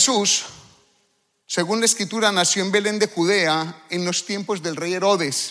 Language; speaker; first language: Spanish; native; Spanish